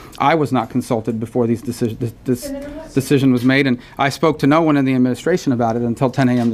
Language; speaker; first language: English; native; English